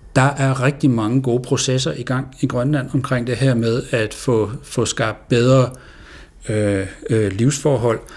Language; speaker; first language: Danish; native; Danish